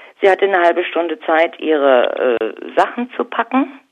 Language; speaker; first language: German; native; German